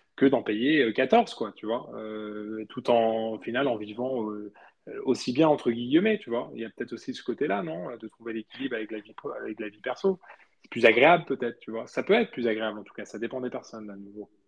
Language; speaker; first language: French; early bilingual, other home language; Spanish